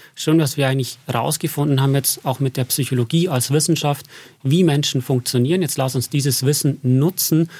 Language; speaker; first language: German; native; German